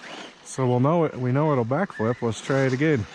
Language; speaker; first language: English; native; English